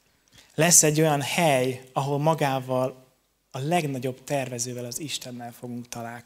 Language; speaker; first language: Hungarian; native; Hungarian